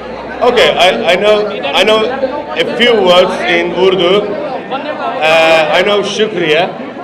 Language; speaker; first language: English; non-native, learner; Turkish